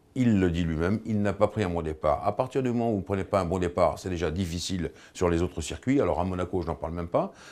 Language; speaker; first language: French; native; French